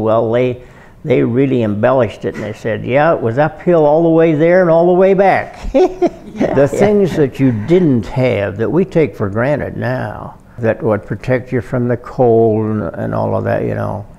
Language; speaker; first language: English; native; English